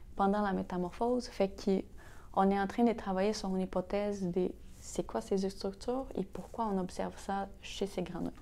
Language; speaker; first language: French; non-native, fluent; Portuguese